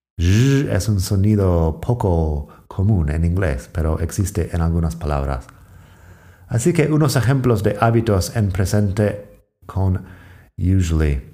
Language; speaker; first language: Spanish; non-native, fluent; English